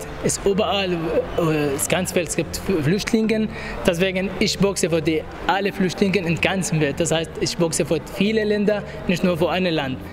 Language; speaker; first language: German; non-native, learner; Arabic